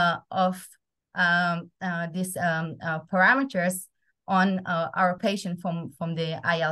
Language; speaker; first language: English; non-native, fluent; Hebrew